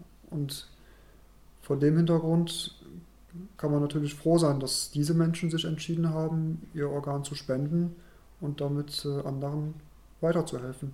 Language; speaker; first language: German; native; German